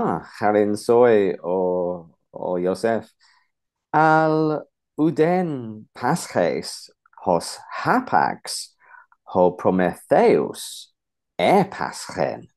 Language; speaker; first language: Greek; non-native, fluent; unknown